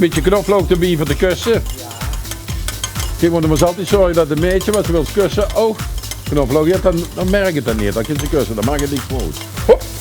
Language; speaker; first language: Dutch; native; Dutch